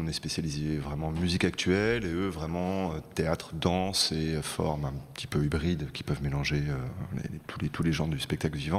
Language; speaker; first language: French; native; French